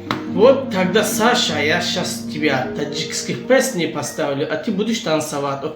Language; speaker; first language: Russian; non-native, local second language; Tajik